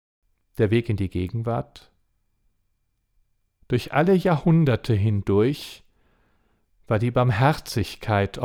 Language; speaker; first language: German; native; German